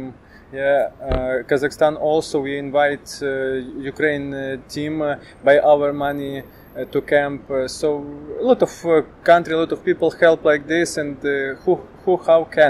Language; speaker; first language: English; non-native, learner; Ukrainian